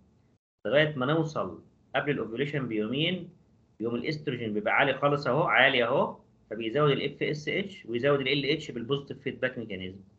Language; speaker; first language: Arabic; native; Arabic